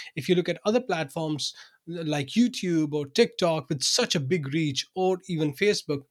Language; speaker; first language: English; non-native, local second language; Urdu